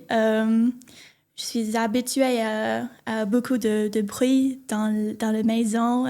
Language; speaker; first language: French; non-native, learner; English